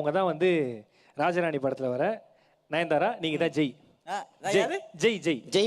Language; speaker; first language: Tamil; native; Tamil